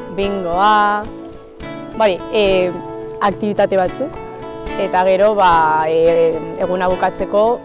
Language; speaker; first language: Basque; non-native, local second language; Spanish